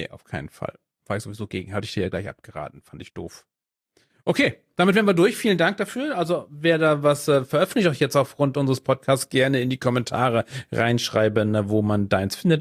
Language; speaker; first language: German; native; German